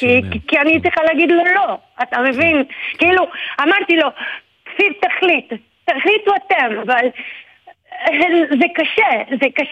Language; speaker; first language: Hebrew; non-native, fluent; Italian